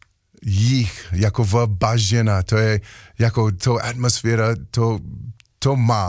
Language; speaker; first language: Czech; non-native, learner; English